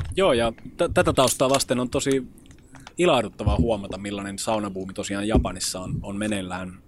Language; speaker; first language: Finnish; early bilingual, other home language; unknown